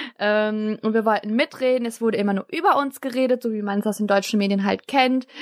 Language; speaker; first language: German; early bilingual, other home language; Turkish